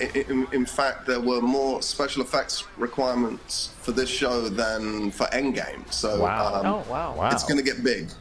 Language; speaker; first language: English; native; English